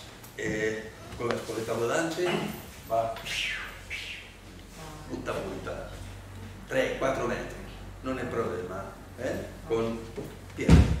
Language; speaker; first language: Italian; non-native, learner; Spanish